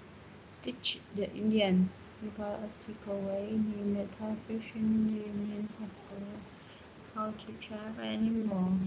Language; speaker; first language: English; non-native, learner; Vietnamese